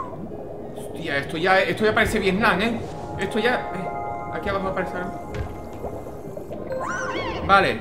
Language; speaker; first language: Spanish; native; Spanish